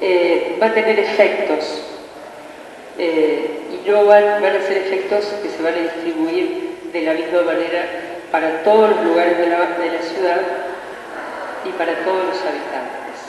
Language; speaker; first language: Spanish; native; Spanish